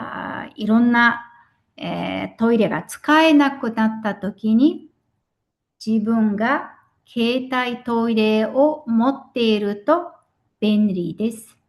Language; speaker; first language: Japanese; non-native, fluent; Mongolian